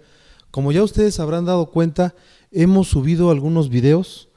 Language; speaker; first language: Spanish; native; Spanish